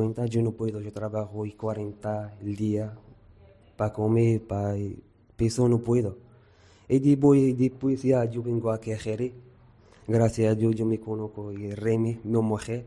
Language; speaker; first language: Spanish; non-native, learner; Arabic